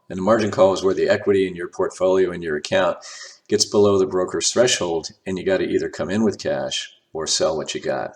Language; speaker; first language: English; native; English